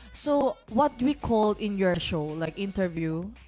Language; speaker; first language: English; non-native, fluent; Korean